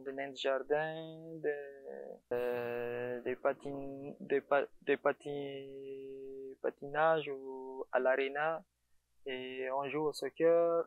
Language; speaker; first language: French; non-native, local second language; Malagasy